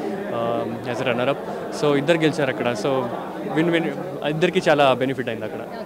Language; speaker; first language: Telugu; non-native, local second language; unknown